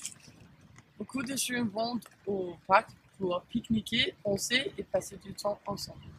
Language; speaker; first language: French; non-native, fluent; Danish